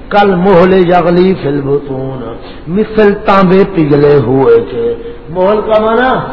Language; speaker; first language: Urdu; non-native, local second language; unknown